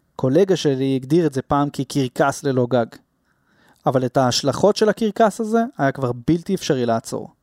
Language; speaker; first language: Hebrew; native; Hebrew